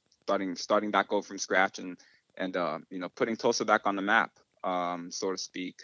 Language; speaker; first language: English; early bilingual, other home language; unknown